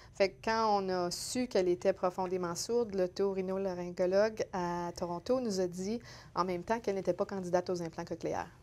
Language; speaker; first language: French; native; French